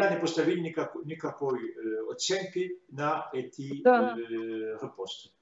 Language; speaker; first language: Russian; non-native, learner; French